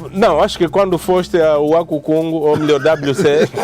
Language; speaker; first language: Portuguese; native; Portuguese